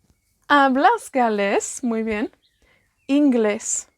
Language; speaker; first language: Spanish; non-native, fluent; Welsh